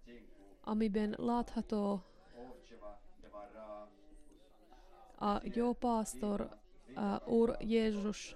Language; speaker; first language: Hungarian; non-native, learner; Finnish